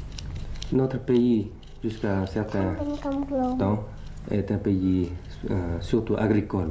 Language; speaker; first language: French; early bilingual, other home language; Thai